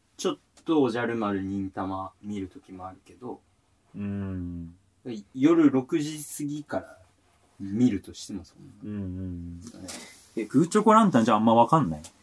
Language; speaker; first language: Japanese; native; Japanese